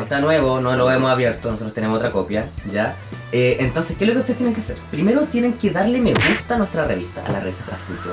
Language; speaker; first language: Spanish; native; Spanish